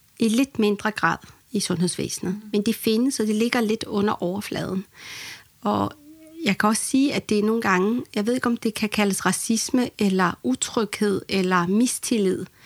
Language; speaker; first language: Danish; early bilingual, other home language; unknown